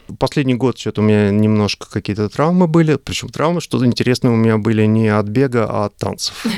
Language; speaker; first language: Russian; native; Russian